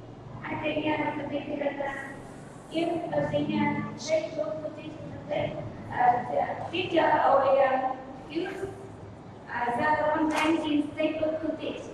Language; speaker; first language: English; non-native, learner; Vietnamese